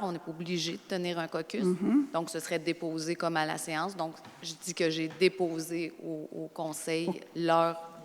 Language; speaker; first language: French; native; French